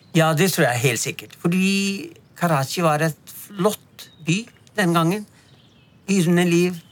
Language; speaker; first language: Norwegian; non-native, fluent; Punjabi